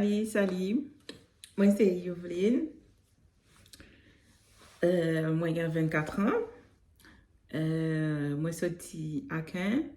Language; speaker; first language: French; non-native, learner; Haitian Creole